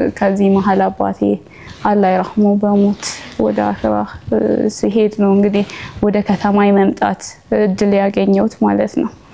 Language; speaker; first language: Amharic; non-native, local second language; Oromo